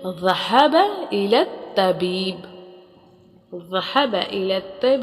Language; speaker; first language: Arabic; non-native, fluent; Urdu